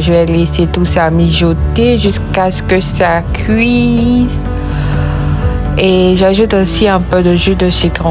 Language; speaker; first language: French; non-native, local second language; Haitian Creole